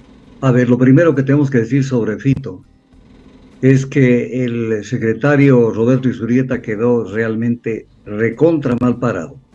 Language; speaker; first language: Spanish; native; Spanish